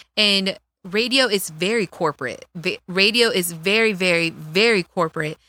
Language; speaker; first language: English; native; English